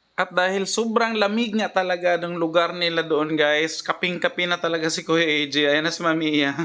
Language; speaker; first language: Filipino; non-native, local second language; Cebuano